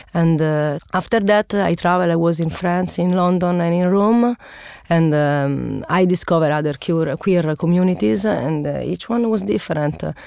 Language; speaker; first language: English; non-native, learner; Italian